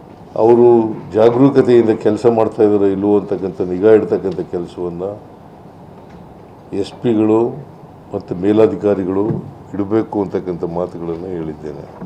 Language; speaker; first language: Kannada; native; Kannada